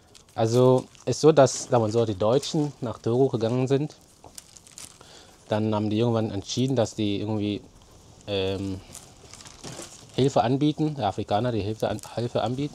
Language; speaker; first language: German; non-native, fluent; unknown